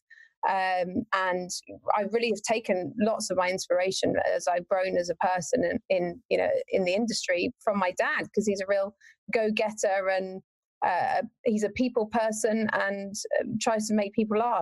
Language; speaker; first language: English; native; English